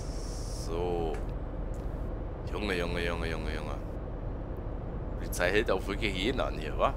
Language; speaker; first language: German; native; German